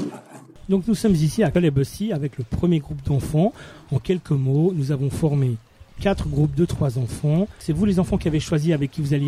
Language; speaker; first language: French; native; French